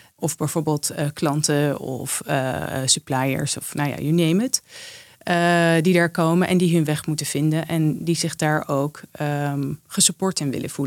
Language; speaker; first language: Dutch; native; Dutch